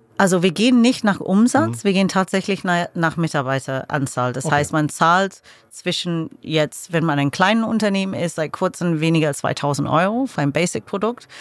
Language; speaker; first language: German; non-native, fluent; English